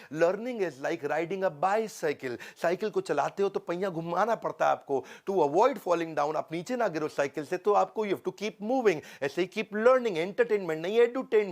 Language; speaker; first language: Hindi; native; Hindi